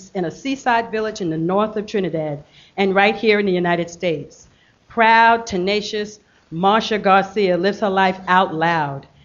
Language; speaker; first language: English; native; English